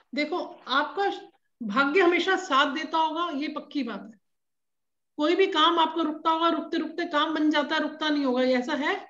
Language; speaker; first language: Hindi; native; Hindi